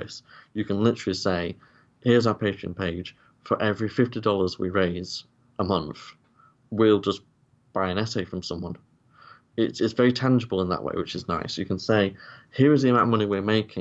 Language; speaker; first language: English; native; English